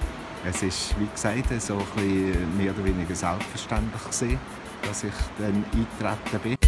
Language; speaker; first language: German; native; German